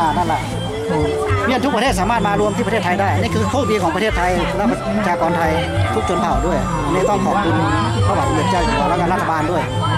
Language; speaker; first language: Thai; non-native, local second language; Iu Mien